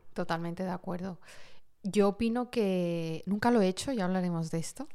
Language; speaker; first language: Spanish; early bilingual, heritage; Arabic